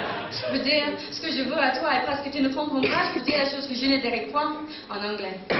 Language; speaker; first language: French; non-native, fluent; English